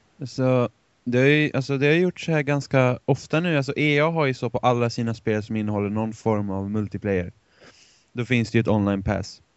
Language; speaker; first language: Swedish; native; Swedish